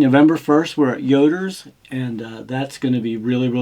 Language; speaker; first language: English; native; English